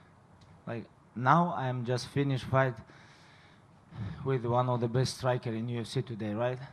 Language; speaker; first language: English; non-native, learner; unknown